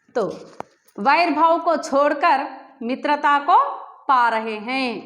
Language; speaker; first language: Hindi; non-native, local second language; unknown